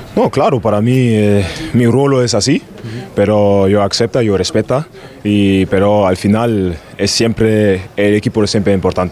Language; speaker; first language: Spanish; non-native, learner; German